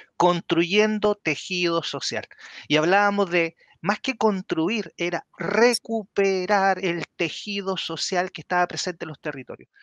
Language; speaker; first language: Spanish; native; Spanish